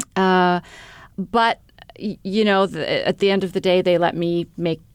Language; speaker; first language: English; non-native, fluent; Arabic